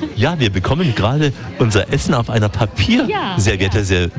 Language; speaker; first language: German; native; German